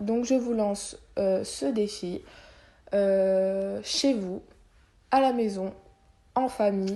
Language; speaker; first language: French; native; French